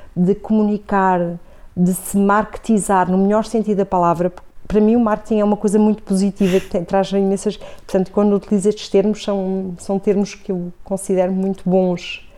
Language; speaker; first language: Portuguese; native; Portuguese